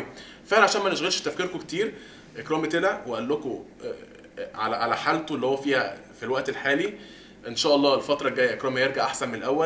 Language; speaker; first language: Arabic; native; Arabic